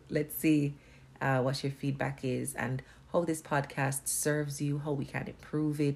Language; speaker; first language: English; non-native, local second language; Jamaican Creole English